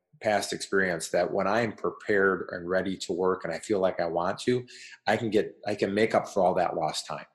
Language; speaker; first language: English; native; English